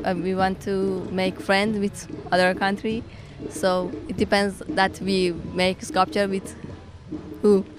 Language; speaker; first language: English; non-native, learner; Persian